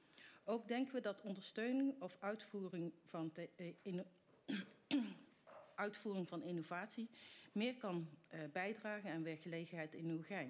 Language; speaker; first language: Dutch; native; Dutch